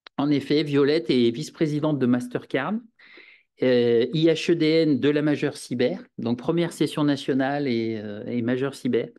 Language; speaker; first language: French; native; French